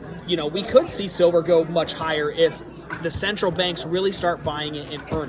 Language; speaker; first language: English; native; English